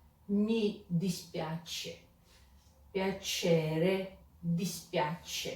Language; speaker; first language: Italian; non-native, fluent; Georgian